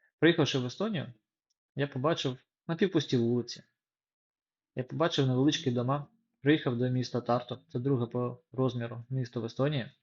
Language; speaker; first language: Ukrainian; non-native, local second language; Russian